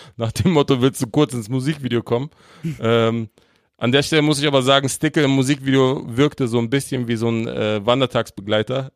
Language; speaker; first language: German; native; German